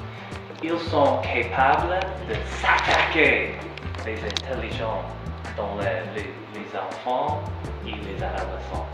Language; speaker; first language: French; non-native, learner; English